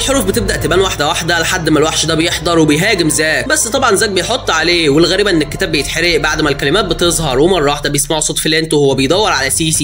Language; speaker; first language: Arabic; native; Arabic